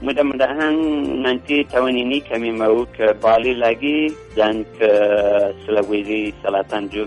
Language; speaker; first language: Indonesian; non-native, learner; English